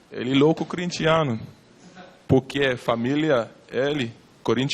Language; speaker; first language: Portuguese; non-native, learner; English